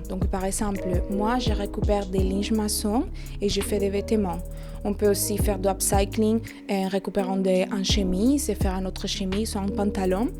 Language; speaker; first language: French; non-native, fluent; Spanish